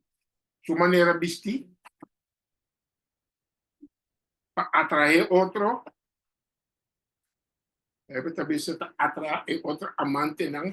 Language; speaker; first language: Portuguese; non-native, learner; Papiamento